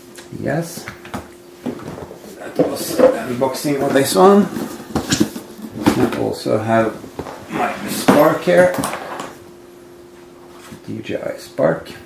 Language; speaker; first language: English; non-native, fluent; Norwegian